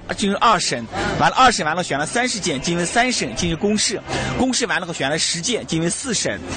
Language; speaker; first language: Chinese; native; Chinese